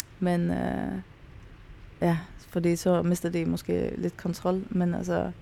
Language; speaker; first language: Danish; non-native, local second language; Faroese